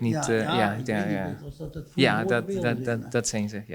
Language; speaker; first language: Dutch; non-native, fluent; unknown